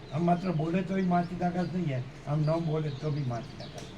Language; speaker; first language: Hindi; non-native, local second language; Gujarati